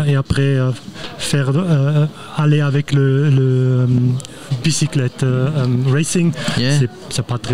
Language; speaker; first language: French; non-native, fluent; German